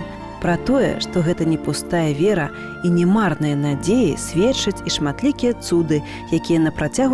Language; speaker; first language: Belarusian; native; Belarusian